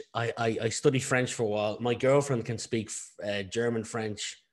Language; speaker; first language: English; native; English